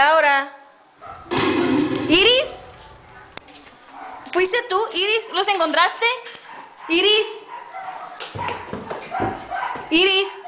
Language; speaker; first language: Spanish; native; Spanish